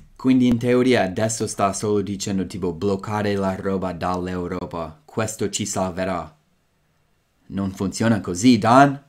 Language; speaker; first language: Italian; non-native, fluent; English